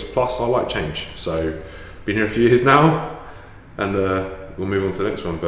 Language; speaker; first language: English; native; English